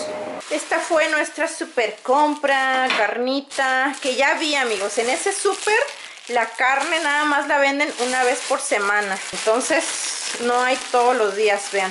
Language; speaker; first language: Spanish; native; Spanish